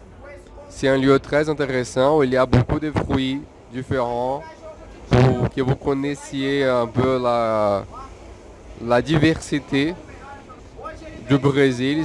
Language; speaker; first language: French; non-native, fluent; Portuguese